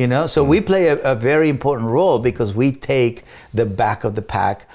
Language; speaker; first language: English; non-native, fluent; Spanish